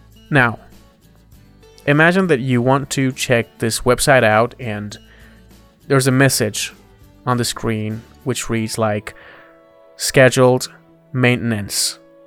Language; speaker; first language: English; non-native, fluent; Persian